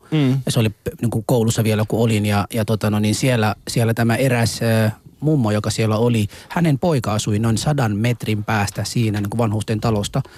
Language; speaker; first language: Finnish; non-native, fluent; Somali